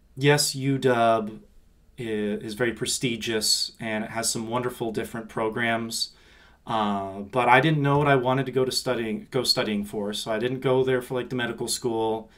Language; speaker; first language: English; native; English